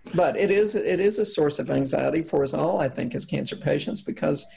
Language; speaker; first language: English; native; English